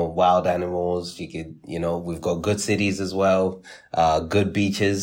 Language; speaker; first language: English; native; English